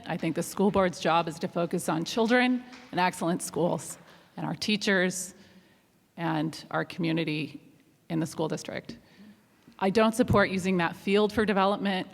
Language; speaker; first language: English; non-native, fluent; German